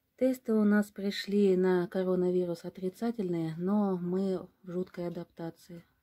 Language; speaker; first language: Russian; native; Russian